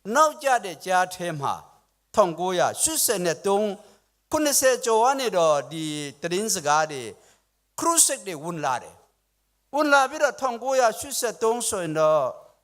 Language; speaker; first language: Burmese; non-native, local second language; Tedim Chin